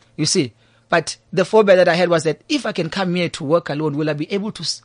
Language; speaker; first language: English; non-native, local second language; Zulu